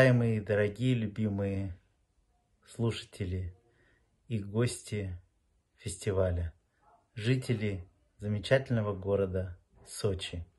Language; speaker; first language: Russian; native; Russian